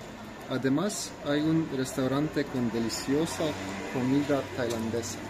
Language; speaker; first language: Spanish; non-native, learner; Slovenian